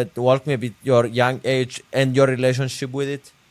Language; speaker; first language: English; non-native, fluent; Greek